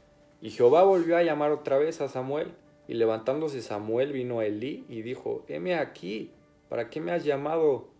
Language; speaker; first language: Spanish; native; Spanish